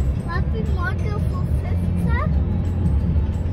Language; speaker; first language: German; non-native, learner; Filipino